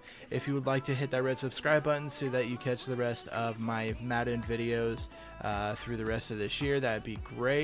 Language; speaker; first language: English; native; English